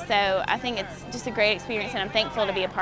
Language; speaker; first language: English; native; English